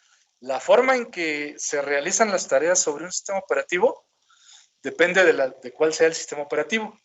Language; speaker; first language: Spanish; native; Spanish